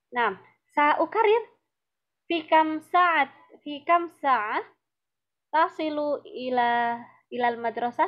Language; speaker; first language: Arabic; non-native, fluent; Indonesian